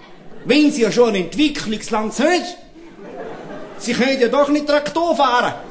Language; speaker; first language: German; native; German